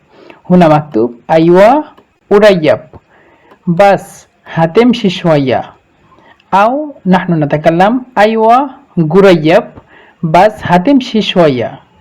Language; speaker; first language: Arabic; non-native, fluent; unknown